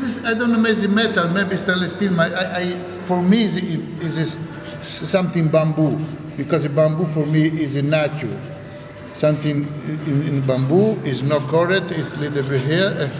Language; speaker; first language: English; non-native, learner; Arabic